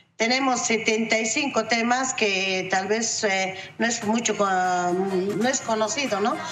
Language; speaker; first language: Spanish; native; Spanish